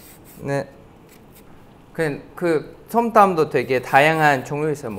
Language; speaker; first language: Korean; non-native, fluent; Thai